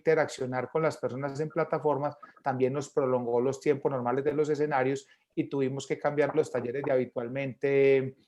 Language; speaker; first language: Spanish; native; Spanish